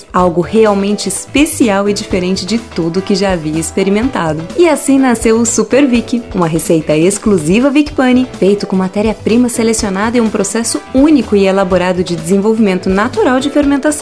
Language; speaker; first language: Portuguese; native; Portuguese